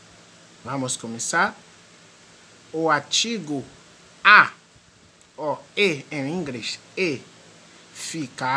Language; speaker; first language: Portuguese; non-native, fluent; French